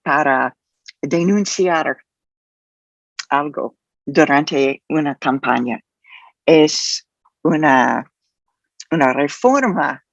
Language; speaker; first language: Spanish; non-native, fluent; English